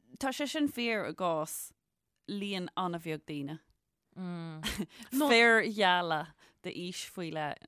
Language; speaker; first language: Irish; non-native, local second language; English